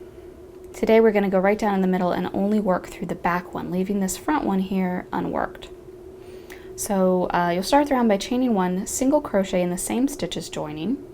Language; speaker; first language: English; native; English